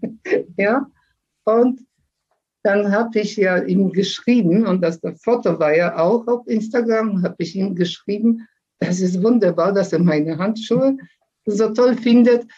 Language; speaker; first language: German; early bilingual, other home language; Polish